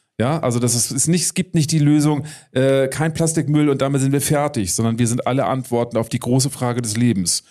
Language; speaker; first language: German; native; German